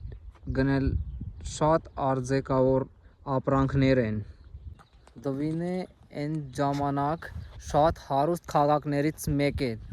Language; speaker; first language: Armenian; non-native, learner; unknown